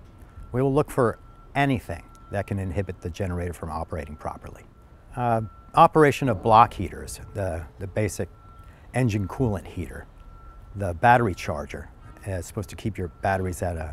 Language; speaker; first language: English; native; English